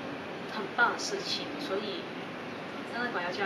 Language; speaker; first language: Chinese; non-native, local second language; Cantonese